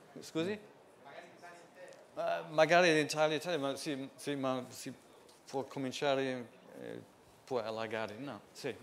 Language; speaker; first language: Italian; non-native, fluent; English